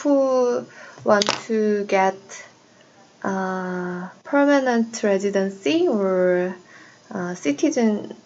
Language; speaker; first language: English; non-native, learner; Korean